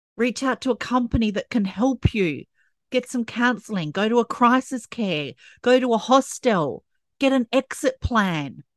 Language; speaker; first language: English; native; English